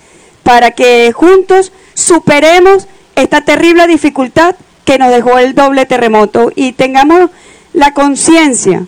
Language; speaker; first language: Spanish; native; Spanish